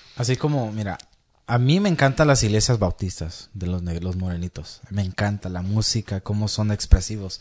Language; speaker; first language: Spanish; early bilingual, heritage; Spanish